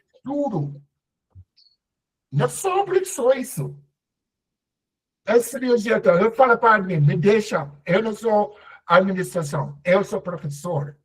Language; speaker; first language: Portuguese; non-native, learner; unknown